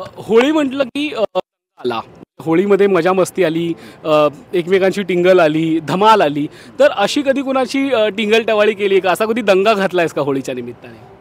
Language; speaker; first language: Marathi; native; Marathi